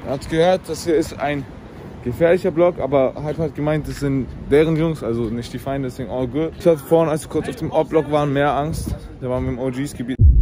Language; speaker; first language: German; native; German